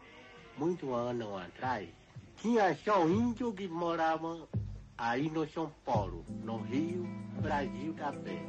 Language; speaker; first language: Portuguese; non-native, local second language; Kayapó